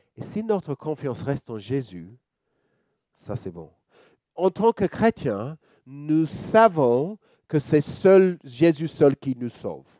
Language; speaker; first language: French; non-native, fluent; English